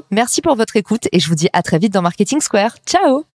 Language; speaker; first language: French; native; French